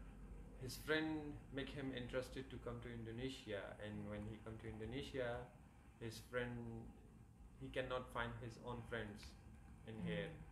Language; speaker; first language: English; non-native, fluent; Hazaragi